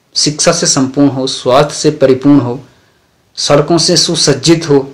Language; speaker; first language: Hindi; native; Hindi